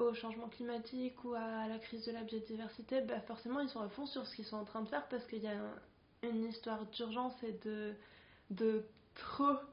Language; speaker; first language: French; non-native, fluent; Spanish